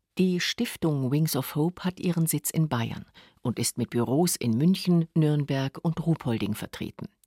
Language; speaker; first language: German; native; German